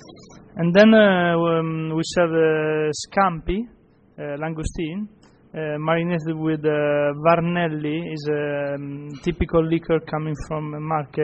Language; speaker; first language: English; non-native, fluent; Italian